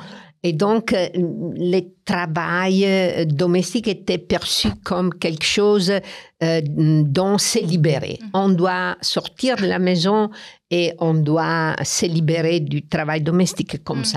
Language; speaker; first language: French; non-native, fluent; Italian